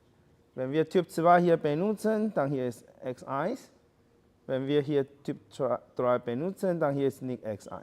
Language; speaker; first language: German; non-native, learner; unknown